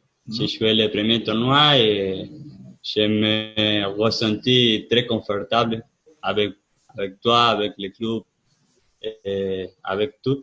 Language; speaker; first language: French; non-native, fluent; Spanish